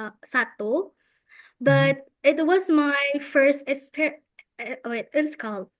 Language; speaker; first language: English; non-native, fluent; Indonesian